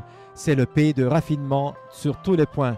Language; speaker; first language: French; native; French